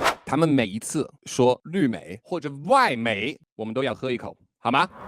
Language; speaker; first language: Chinese; native; Chinese